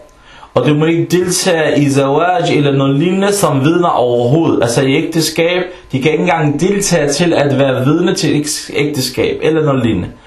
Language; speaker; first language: Danish; non-native, fluent; Arabic